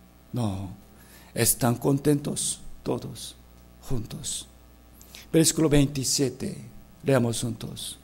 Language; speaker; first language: Spanish; non-native, fluent; Korean